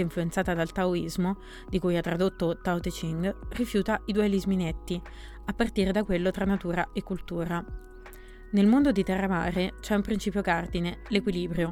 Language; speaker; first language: Italian; native; Italian